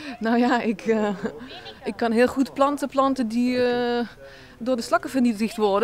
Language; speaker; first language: Dutch; native; Dutch